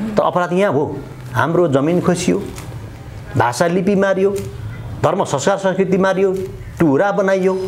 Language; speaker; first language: Nepali; non-native, local second language; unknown